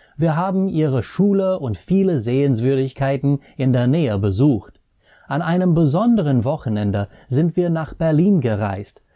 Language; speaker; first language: German; non-native, fluent; English